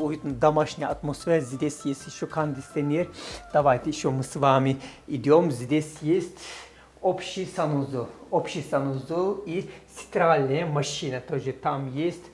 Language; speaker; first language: Russian; non-native, fluent; Turkish